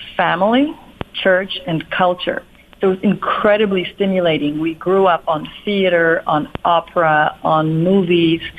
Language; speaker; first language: English; non-native, fluent; Polish